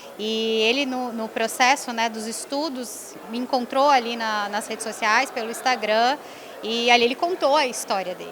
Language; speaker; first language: Portuguese; native; Portuguese